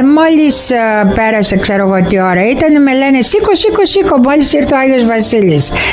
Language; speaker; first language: Greek; native; Greek